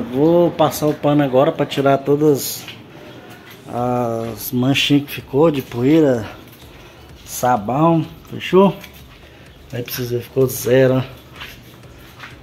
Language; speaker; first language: Portuguese; native; Portuguese